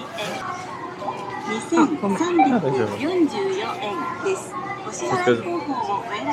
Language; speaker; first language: Japanese; native; Japanese